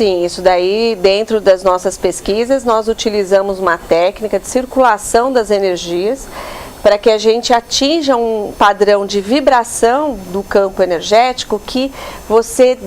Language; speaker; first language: Portuguese; native; Portuguese